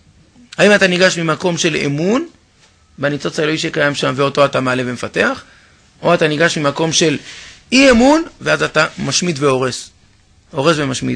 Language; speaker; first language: Hebrew; native; Hebrew